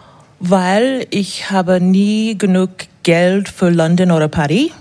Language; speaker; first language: German; non-native, learner; English